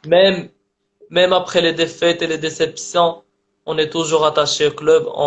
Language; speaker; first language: French; non-native, local second language; Arabic